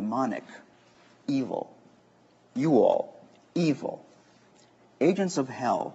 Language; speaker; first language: English; native; English